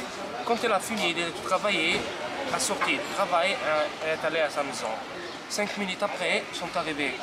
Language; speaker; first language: French; non-native, learner; Arabic